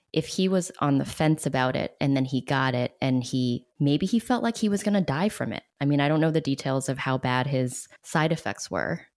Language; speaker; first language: English; native; English